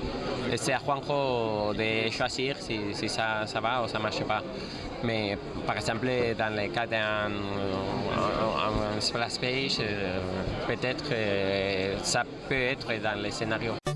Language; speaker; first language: French; non-native, fluent; Spanish